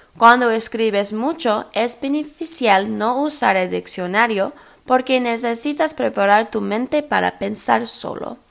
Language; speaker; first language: Spanish; early bilingual, heritage; English